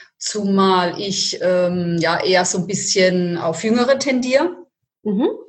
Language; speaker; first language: German; early bilingual, other home language; Italian